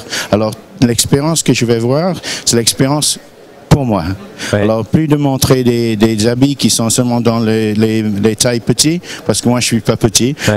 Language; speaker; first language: French; non-native, learner; English